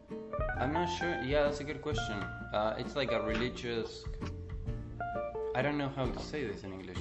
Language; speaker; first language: English; non-native, fluent; Spanish